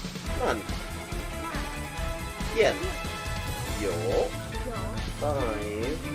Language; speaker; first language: Danish; non-native, learner; German